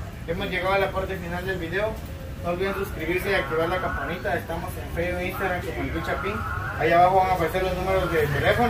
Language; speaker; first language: Spanish; native; Spanish